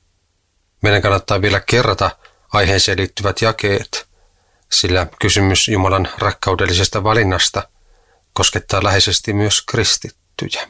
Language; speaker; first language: Finnish; native; Finnish